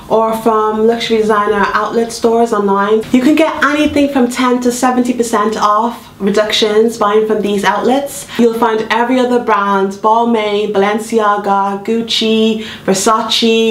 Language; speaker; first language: English; native; English